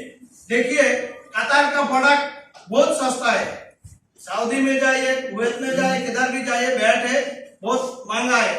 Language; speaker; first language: Hindi; non-native, fluent; Bangla